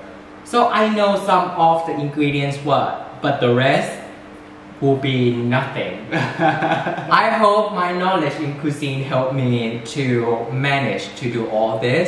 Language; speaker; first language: English; non-native, fluent; Thai